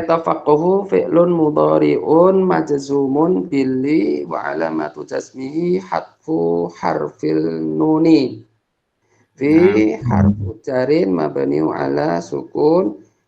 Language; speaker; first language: Arabic; non-native, learner; Indonesian